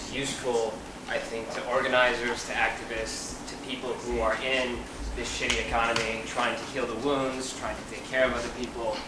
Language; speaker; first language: English; native; English